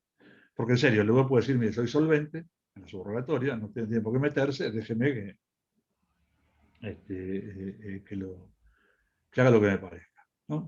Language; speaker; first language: Spanish; native; Spanish